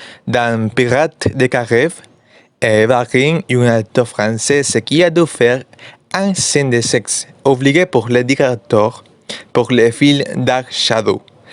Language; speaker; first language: French; non-native, learner; Spanish